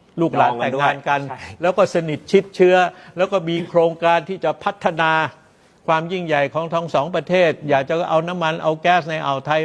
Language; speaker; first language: Thai; native; Thai